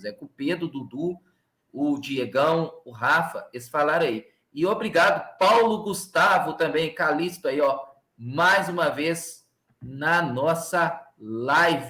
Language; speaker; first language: Portuguese; native; Portuguese